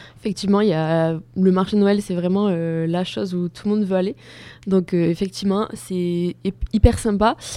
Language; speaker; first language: French; native; French